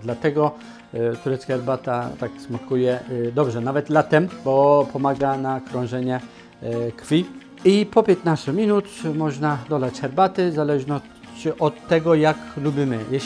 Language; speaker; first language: Polish; non-native, fluent; Turkish